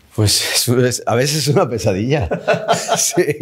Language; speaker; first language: Spanish; native; Spanish